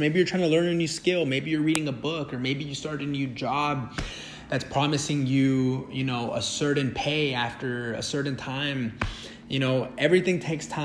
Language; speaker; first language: English; early bilingual, other home language; Spanish